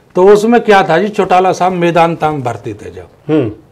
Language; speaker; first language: Hindi; native; Hindi